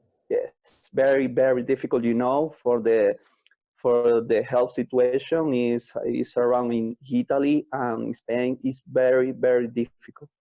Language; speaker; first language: English; non-native, learner; Spanish